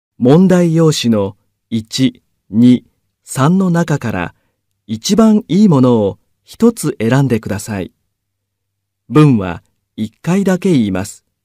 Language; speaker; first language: Japanese; native; Japanese